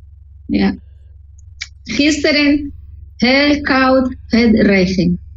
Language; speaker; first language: Dutch; non-native, learner; Spanish